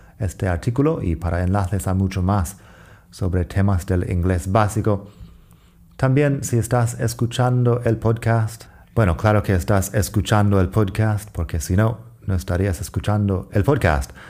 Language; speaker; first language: Spanish; non-native, fluent; English